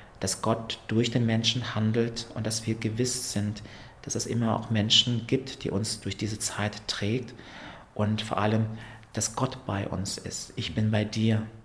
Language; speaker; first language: German; early bilingual, other home language; Vietnamese